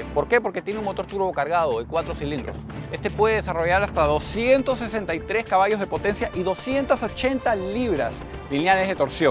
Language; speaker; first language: Spanish; native; Spanish